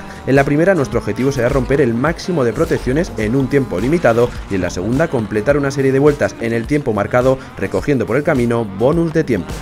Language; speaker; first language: Spanish; native; Spanish